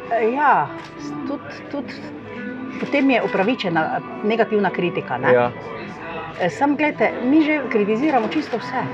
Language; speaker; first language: Slovenian; native; Slovenian